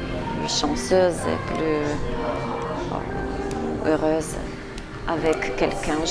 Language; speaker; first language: French; non-native, fluent; Russian